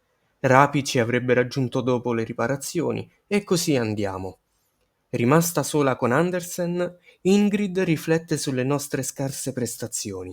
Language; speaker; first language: Italian; native; Italian